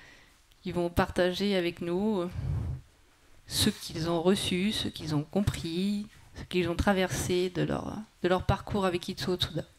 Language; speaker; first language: French; native; French